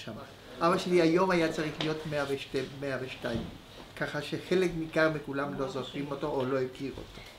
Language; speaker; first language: Hebrew; early bilingual, other home language; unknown